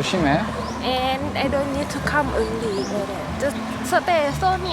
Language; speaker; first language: English; non-native, learner; Thai